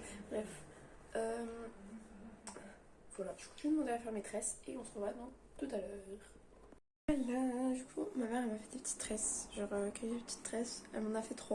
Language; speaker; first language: French; native; French